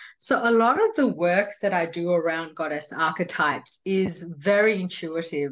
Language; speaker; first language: English; non-native, local second language; Hindi